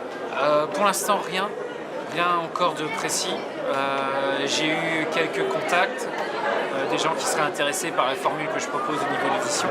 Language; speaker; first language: French; native; French